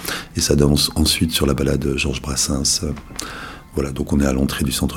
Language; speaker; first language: French; native; French